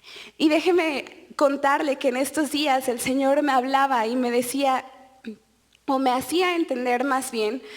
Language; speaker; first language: Spanish; native; Spanish